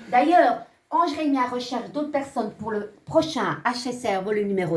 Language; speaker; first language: French; native; French